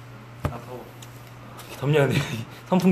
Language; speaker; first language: Korean; native; Korean